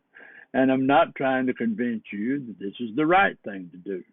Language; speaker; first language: English; native; English